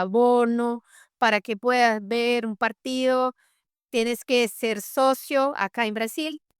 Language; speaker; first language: Spanish; non-native, fluent; Portuguese